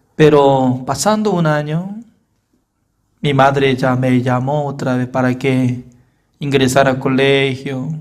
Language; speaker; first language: Spanish; non-native, fluent; Korean